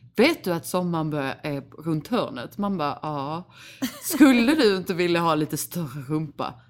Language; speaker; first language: Swedish; native; Swedish